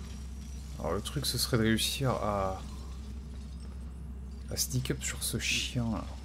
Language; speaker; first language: French; native; French